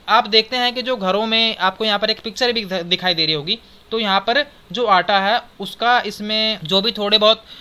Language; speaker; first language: Hindi; native; Hindi